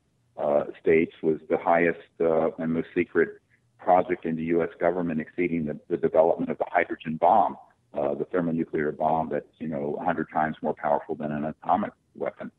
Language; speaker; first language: English; native; English